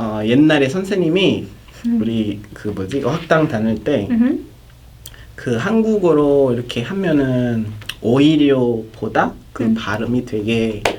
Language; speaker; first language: Korean; non-native, fluent; Kinyarwanda